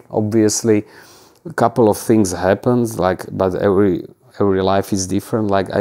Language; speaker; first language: English; non-native, fluent; Slovak